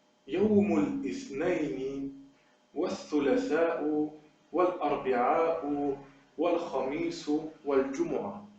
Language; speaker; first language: Arabic; non-native, fluent; French